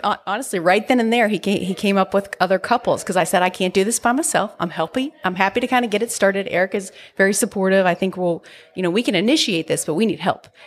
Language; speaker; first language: English; native; English